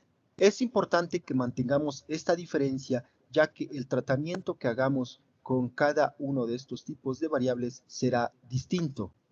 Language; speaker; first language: Spanish; native; Spanish